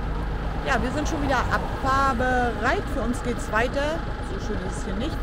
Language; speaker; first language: German; native; German